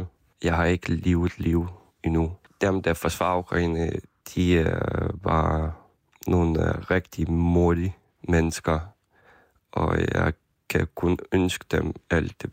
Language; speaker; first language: Danish; non-native, learner; Ukrainian